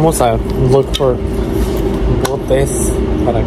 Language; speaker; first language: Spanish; early bilingual, heritage; Spanish